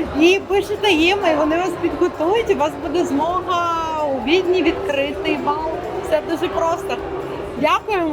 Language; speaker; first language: Ukrainian; native; Ukrainian